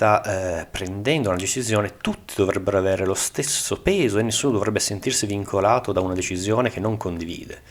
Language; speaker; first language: Italian; native; Italian